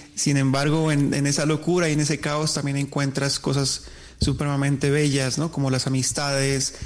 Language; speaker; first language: Spanish; native; Spanish